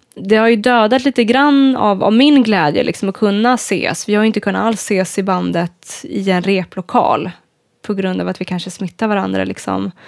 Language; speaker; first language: Swedish; native; Swedish